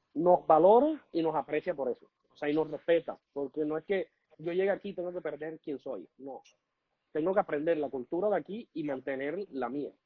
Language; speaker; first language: Spanish; native; Spanish